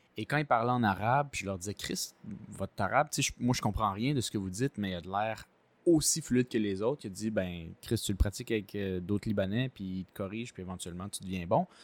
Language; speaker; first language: French; native; French